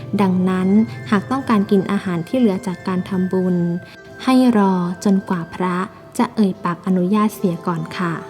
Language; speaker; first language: Thai; native; Thai